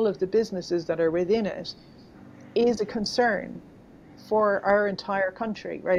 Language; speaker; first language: English; native; English